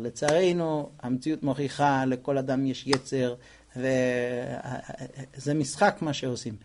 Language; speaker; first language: Hebrew; non-native, fluent; English